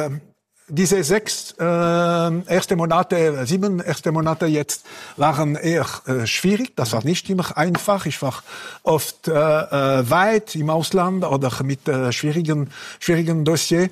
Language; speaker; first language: German; non-native, local second language; French